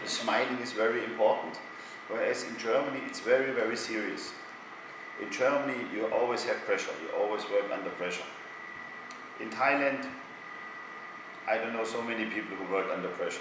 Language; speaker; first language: English; non-native, fluent; German